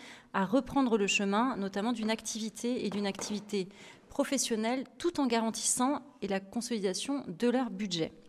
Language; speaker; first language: French; native; French